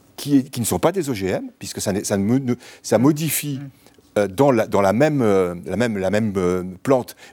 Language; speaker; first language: French; native; French